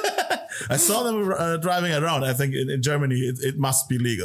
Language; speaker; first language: English; non-native, fluent; German